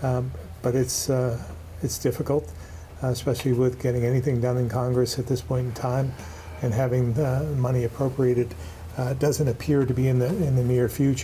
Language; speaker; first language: English; native; English